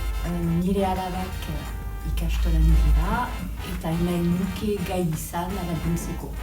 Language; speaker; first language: Basque; non-native, learner; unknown